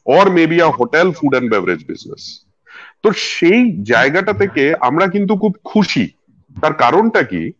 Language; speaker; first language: Bangla; native; Bangla